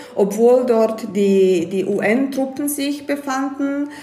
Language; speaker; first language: German; non-native, fluent; Bosnian